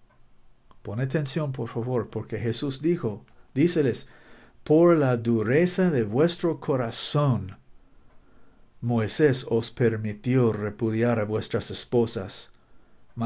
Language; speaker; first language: Spanish; non-native, learner; English